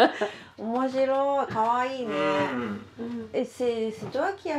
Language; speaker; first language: French; non-native, learner; Japanese